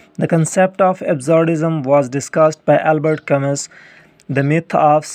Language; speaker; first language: English; non-native, local second language; Urdu